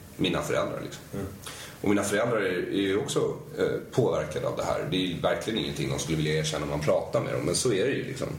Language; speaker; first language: Swedish; native; Swedish